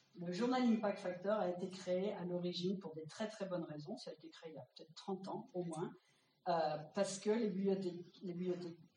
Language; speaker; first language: French; native; French